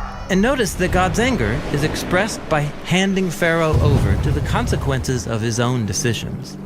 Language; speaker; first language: English; native; English